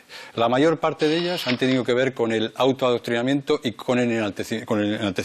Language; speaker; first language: Spanish; native; Spanish